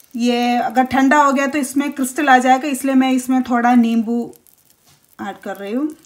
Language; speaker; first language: Hindi; non-native, local second language; Malayalam